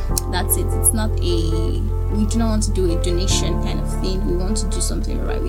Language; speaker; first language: English; non-native, local second language; Yoruba